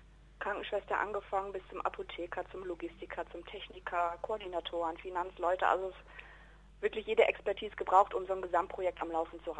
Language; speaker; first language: German; native; German